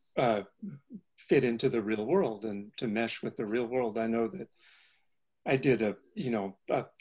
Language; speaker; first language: English; native; English